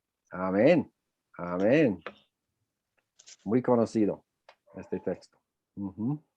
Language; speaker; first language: Spanish; non-native, fluent; English